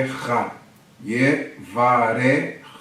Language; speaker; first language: Hebrew; non-native, fluent; Portuguese